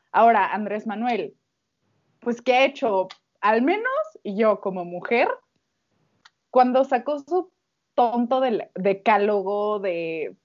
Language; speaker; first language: Spanish; native; Spanish